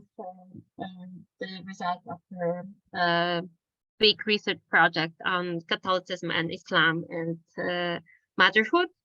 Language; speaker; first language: English; non-native, fluent; Polish